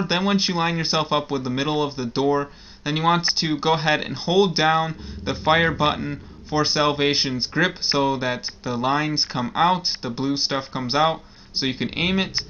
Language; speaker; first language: English; native; English